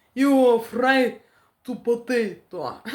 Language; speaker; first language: English; non-native, learner; Russian